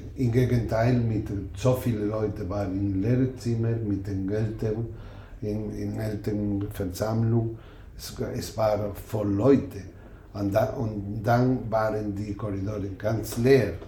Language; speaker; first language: German; non-native, learner; Spanish